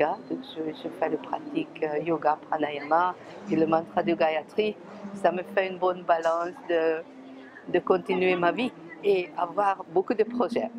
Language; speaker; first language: French; non-native, fluent; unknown